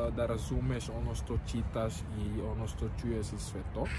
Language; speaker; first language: Serbian; non-native, fluent; Dutch